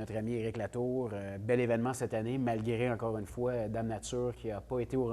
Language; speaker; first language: French; native; French